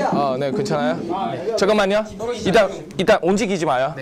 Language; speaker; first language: Korean; non-native, learner; Chinese